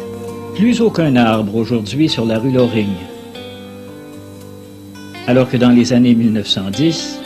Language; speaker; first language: French; native; French